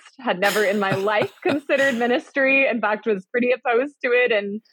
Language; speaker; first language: English; native; English